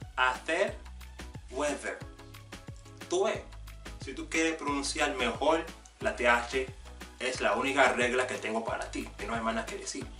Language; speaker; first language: Spanish; non-native, fluent; English